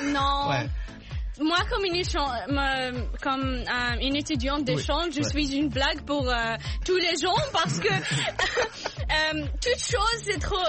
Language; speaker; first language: French; non-native, learner; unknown